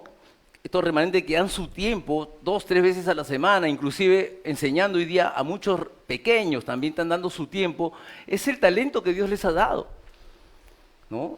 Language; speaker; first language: Spanish; native; Spanish